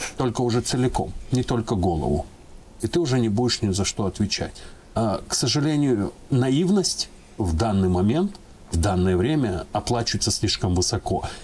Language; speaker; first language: Russian; non-native, local second language; Ingush